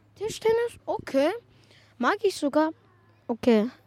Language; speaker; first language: German; native; German